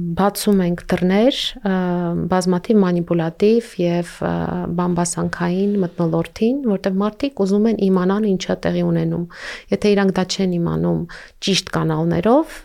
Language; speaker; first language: Armenian; native; Armenian